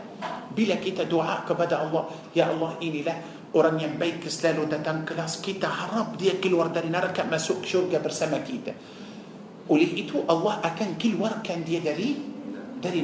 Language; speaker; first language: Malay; non-native, fluent; Arabic